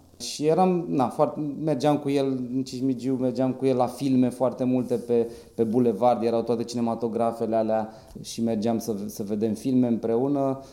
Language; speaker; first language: Romanian; native; Romanian